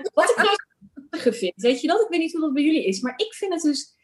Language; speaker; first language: Dutch; early bilingual, other home language; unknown